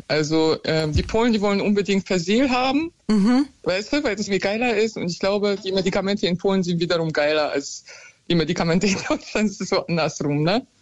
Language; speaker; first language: German; early bilingual, other home language; Polish